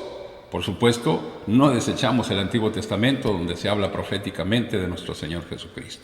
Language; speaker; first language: Spanish; native; Spanish